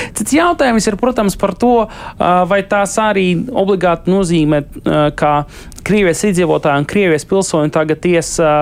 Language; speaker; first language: Latvian; non-native, local second language; Russian